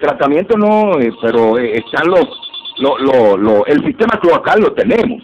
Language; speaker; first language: Spanish; native; Spanish